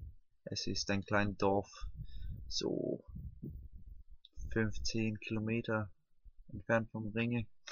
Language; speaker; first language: German; non-native, learner; Danish